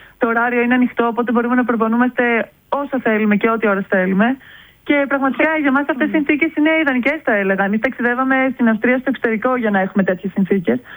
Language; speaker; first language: Greek; native; Greek